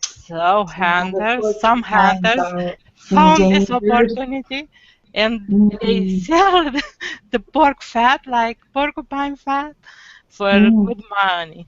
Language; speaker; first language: English; non-native, learner; Romanian